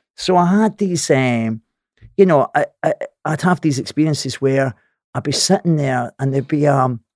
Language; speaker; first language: English; native; English